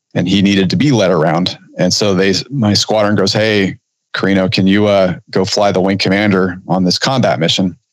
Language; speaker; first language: English; native; English